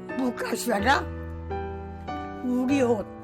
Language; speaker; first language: Korean; non-native, local second language; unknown